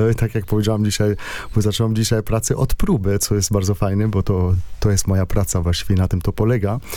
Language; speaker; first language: Polish; non-native, fluent; Arabic